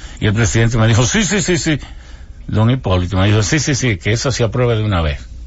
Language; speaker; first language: Spanish; native; Spanish